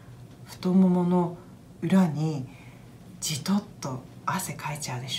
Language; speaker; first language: Japanese; native; Japanese